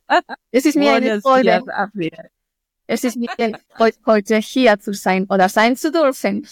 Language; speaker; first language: German; non-native, fluent; Spanish